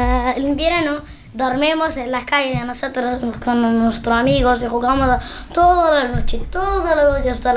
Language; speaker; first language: Spanish; non-native, learner; Arabic